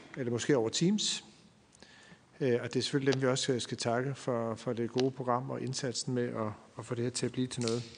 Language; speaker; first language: Danish; native; Danish